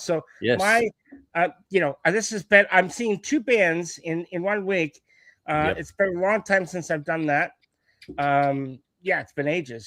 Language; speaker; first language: English; native; English